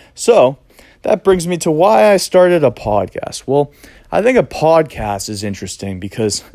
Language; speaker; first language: English; native; English